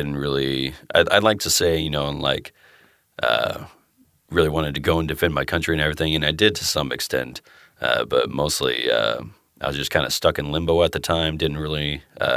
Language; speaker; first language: English; native; English